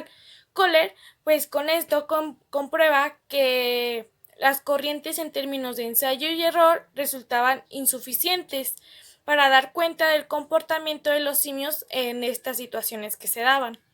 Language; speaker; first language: Spanish; native; Spanish